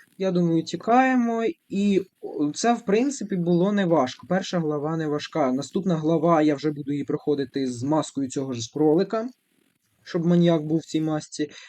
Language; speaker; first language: Ukrainian; non-native, local second language; Russian